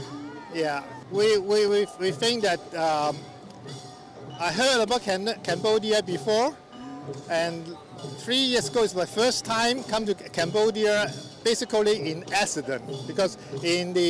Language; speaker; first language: English; non-native, fluent; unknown